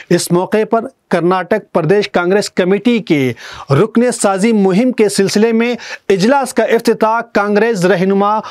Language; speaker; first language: Urdu; native; Urdu